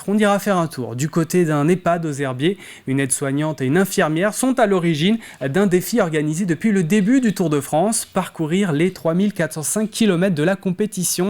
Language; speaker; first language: French; native; French